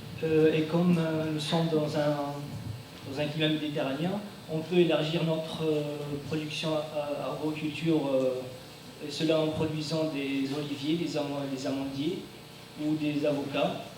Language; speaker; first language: French; non-native, fluent; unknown